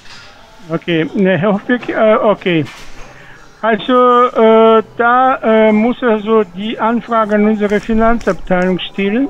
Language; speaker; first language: German; non-native, fluent; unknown